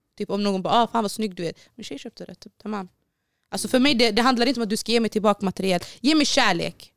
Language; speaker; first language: Swedish; early bilingual, other home language; Baluchi